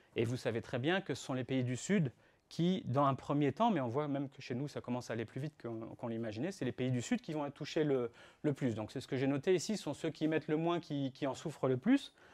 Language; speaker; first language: French; native; French